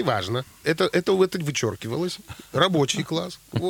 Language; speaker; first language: Russian; native; Russian